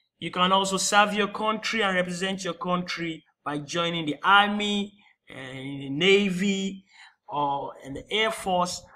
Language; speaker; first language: English; non-native, local second language; Yoruba